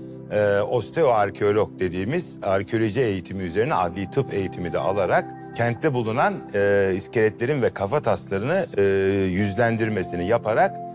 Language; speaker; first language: Turkish; native; Turkish